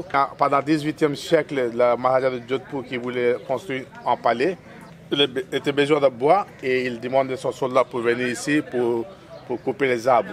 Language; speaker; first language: French; non-native, fluent; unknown